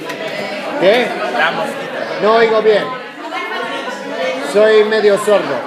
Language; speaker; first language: Spanish; non-native, fluent; English